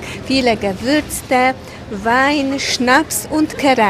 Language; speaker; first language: German; non-native, learner; Hungarian